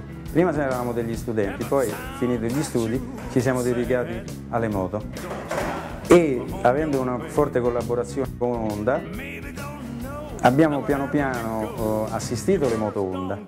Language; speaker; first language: Italian; native; Italian